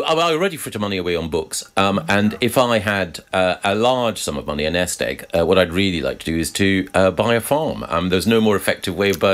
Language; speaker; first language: English; native; English